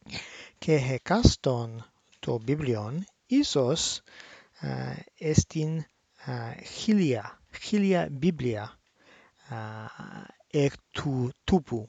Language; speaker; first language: Greek; non-native, learner; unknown